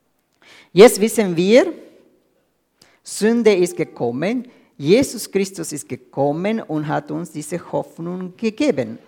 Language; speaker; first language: German; non-native, fluent; Spanish